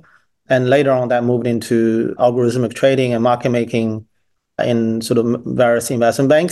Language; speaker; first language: English; non-native, fluent; Chinese